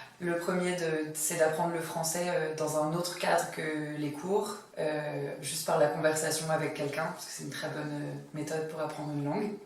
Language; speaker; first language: French; native; French